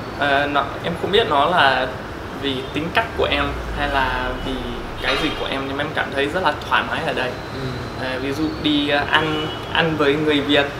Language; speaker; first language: Vietnamese; non-native, learner; English